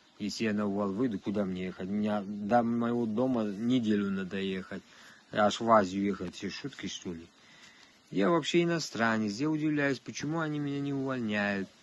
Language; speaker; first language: Russian; non-native, local second language; Tajik